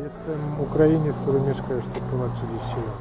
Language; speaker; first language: Polish; non-native, fluent; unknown